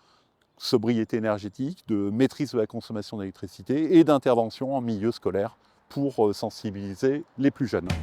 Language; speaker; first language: French; native; French